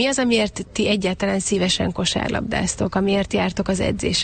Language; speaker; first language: Hungarian; native; Hungarian